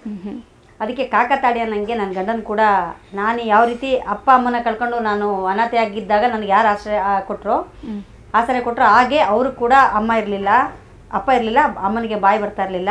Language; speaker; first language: Kannada; native; Kannada